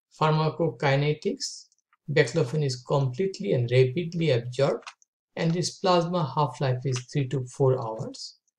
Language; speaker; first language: English; non-native, local second language; Bangla